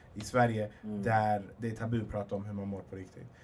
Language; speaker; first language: Swedish; native; Swedish